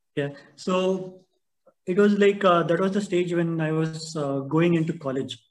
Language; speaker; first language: English; non-native, local second language; Tamil